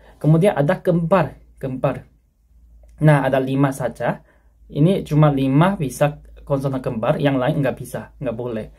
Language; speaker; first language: Indonesian; non-native, fluent; Korean